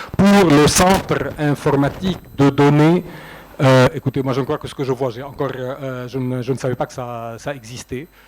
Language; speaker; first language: French; non-native, local second language; Arabic